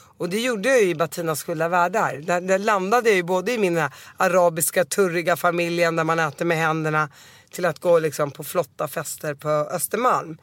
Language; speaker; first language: Swedish; early bilingual, other home language; Arabic